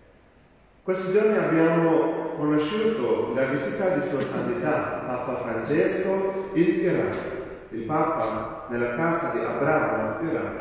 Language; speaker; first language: Italian; non-native, fluent; Malayalam